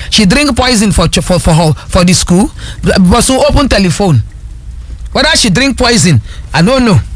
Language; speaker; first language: Nigerian Pidgin; non-native, local second language; Yoruba